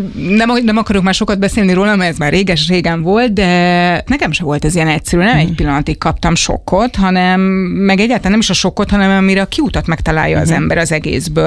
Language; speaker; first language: Hungarian; native; Hungarian